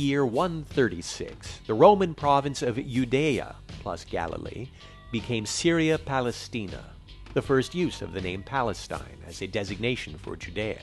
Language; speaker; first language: English; native; English